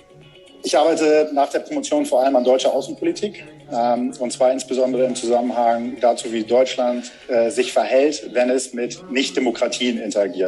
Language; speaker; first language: German; native; German